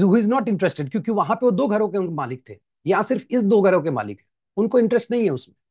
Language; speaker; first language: Hindi; native; Hindi